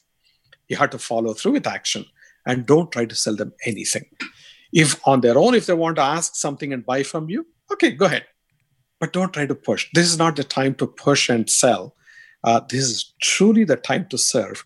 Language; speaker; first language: English; non-native, local second language; Tamil